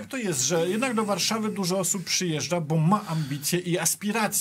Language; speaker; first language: Polish; native; Polish